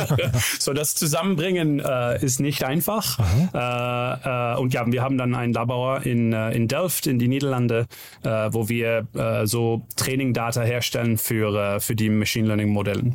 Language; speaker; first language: German; non-native, learner; Dutch